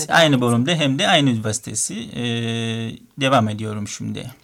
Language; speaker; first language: Turkish; non-native, learner; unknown